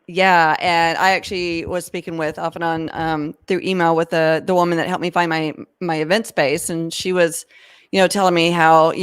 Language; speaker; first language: English; native; English